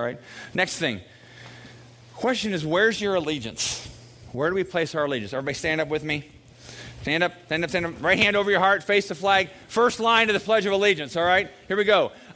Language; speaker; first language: English; native; English